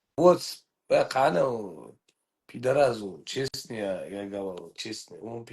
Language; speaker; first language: Russian; non-native, learner; Uzbek